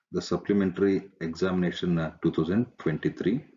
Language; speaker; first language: English; non-native, local second language; Kannada